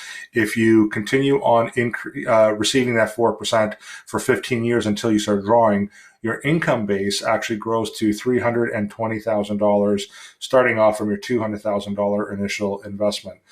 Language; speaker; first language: English; native; English